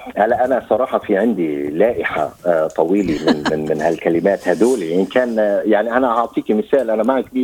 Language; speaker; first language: Arabic; native; Arabic